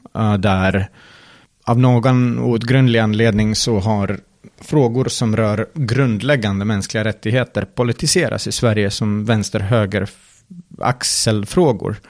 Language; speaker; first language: Swedish; early bilingual, other home language; Serbian